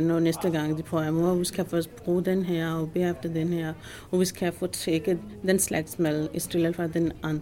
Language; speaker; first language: Danish; non-native, fluent; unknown